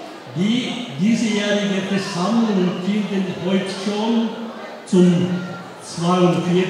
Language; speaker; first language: German; non-native, fluent; Tibetan